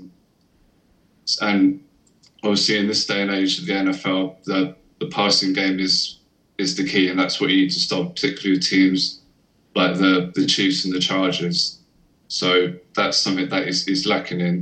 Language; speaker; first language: English; native; English